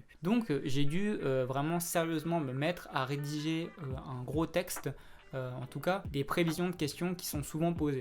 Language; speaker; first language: French; native; French